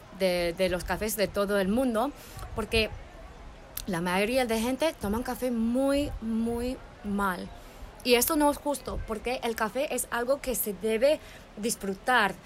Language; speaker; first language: Spanish; early bilingual, heritage; English